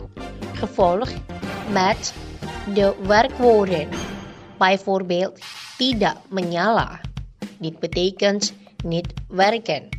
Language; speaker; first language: Dutch; non-native, fluent; Indonesian